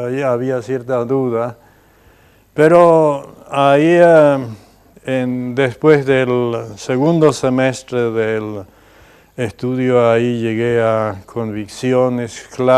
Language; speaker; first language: Spanish; non-native, local second language; Plautdietsch